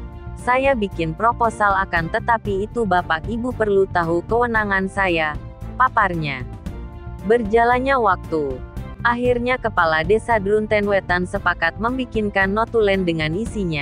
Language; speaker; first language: Indonesian; native; Indonesian